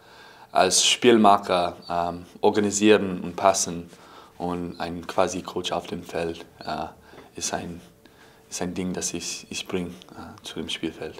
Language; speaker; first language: German; non-native, fluent; English